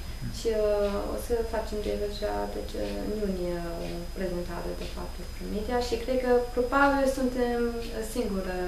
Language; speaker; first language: Romanian; non-native, learner; English